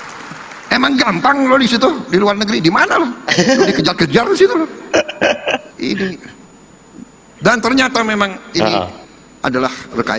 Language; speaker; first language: Indonesian; native; Indonesian